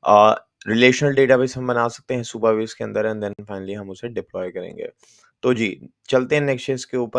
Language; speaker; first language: Hindi; native; Hindi